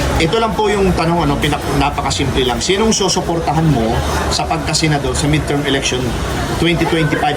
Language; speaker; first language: Filipino; native; Filipino